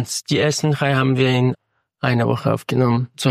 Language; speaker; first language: German; non-native, fluent; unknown